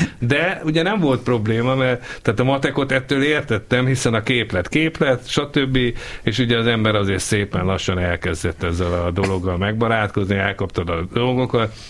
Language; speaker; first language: Hungarian; native; Hungarian